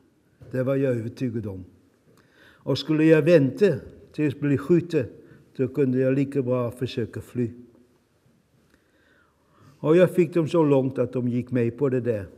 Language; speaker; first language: Swedish; non-native, fluent; Dutch